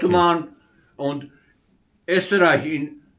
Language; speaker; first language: German; non-native, learner; Bosnian